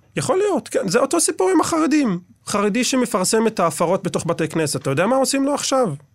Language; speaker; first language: Hebrew; non-native, local second language; Arabic